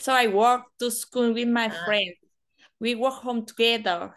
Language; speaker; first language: English; non-native, learner; Vietnamese